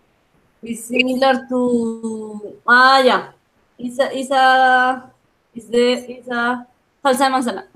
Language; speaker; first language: English; non-native, learner; Spanish